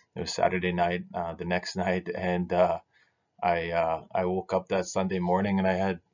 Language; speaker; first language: English; native; English